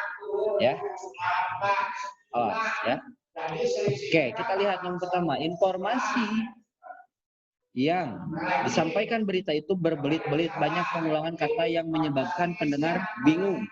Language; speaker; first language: Indonesian; native; Indonesian